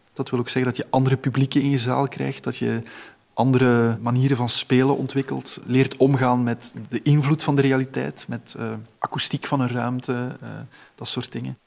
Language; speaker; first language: Dutch; native; Dutch